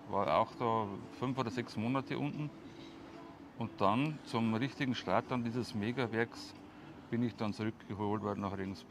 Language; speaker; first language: German; native; German